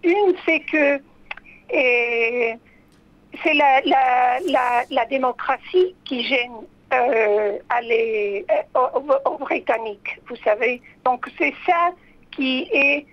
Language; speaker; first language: French; non-native, fluent; Spanish